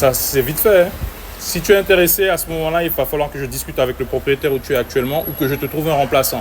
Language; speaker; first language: French; native; French